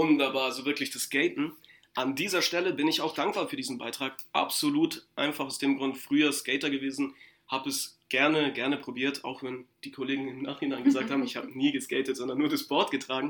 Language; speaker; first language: German; native; German